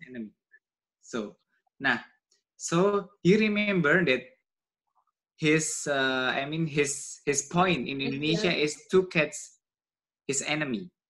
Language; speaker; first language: English; non-native, learner; Indonesian